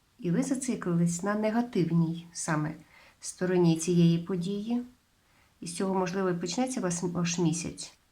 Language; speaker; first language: Ukrainian; non-native, local second language; Russian